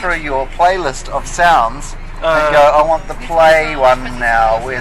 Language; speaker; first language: English; native; English